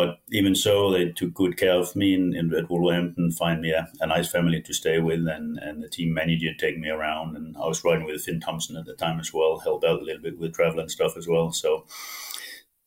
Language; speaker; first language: English; non-native, fluent; Danish